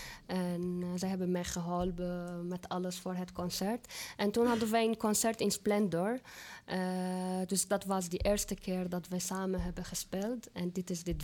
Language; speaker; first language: Dutch; non-native, fluent; Arabic